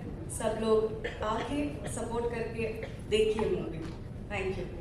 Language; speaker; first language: Hindi; non-native, local second language; Kannada